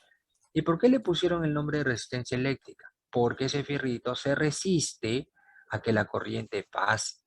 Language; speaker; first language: Spanish; native; Spanish